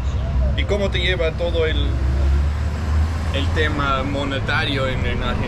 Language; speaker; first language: Spanish; non-native, learner; English